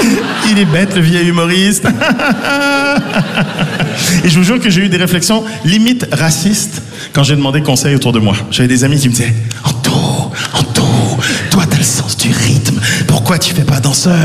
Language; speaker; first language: French; native; French